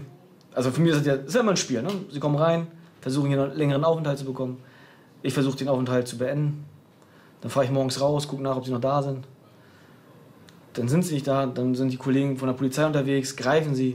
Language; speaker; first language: German; native; German